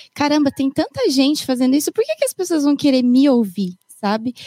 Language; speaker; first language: Portuguese; early bilingual, heritage; Japanese